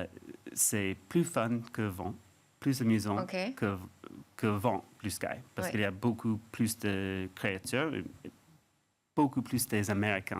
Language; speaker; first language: French; non-native, fluent; English